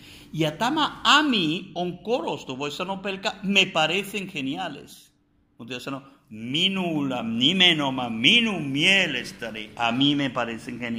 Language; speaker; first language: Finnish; non-native, fluent; Spanish